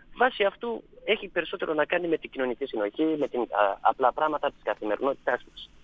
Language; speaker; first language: Greek; non-native, fluent; Persian